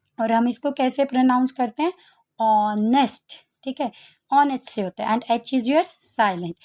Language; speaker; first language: Hindi; native; Hindi